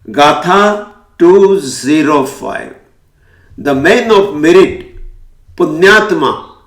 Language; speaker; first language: English; non-native, local second language; Hindi